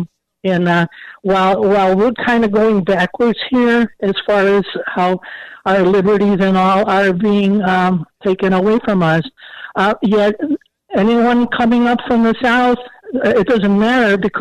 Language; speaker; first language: English; early bilingual, other home language; Greek